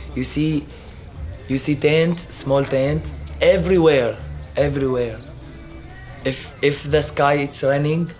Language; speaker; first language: English; non-native, learner; Arabic